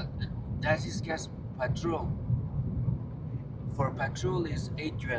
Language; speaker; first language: English; non-native, fluent; Chinese